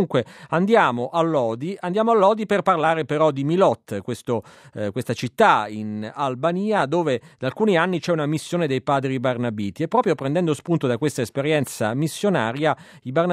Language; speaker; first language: Italian; native; Italian